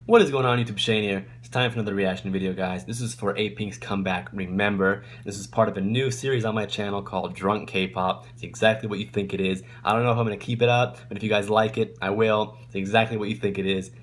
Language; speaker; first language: English; native; English